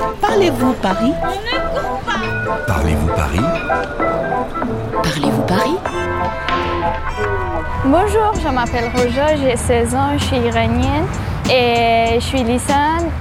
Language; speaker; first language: French; non-native, fluent; Persian